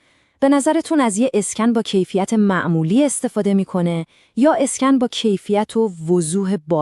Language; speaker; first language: Persian; native; Persian